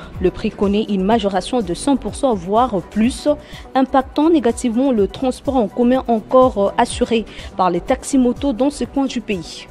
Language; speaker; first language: French; non-native, local second language; Lingala